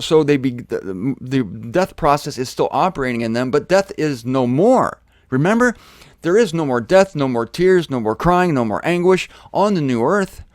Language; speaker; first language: English; native; English